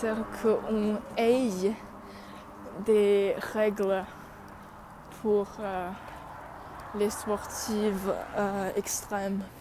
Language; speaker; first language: French; non-native, learner; English